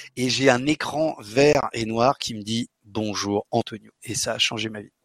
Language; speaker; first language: French; early bilingual, other home language; Portuguese